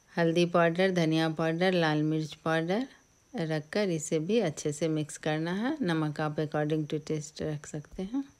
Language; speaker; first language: Hindi; native; Hindi